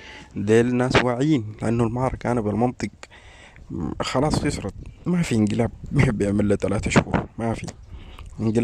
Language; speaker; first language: Arabic; native; Arabic